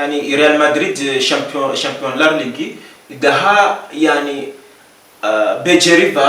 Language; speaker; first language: Turkish; non-native, learner; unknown